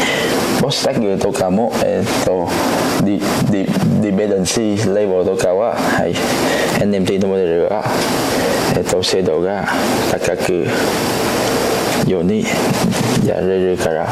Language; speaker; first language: Japanese; non-native, learner; Cantonese